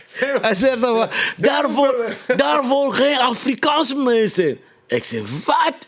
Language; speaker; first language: Dutch; non-native, fluent; Lingala